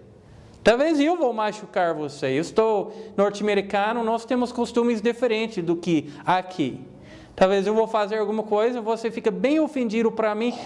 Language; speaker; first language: Portuguese; non-native, fluent; English